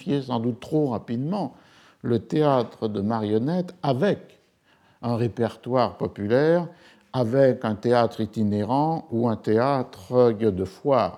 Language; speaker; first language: French; native; French